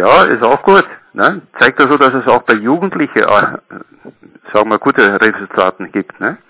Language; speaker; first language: German; native; German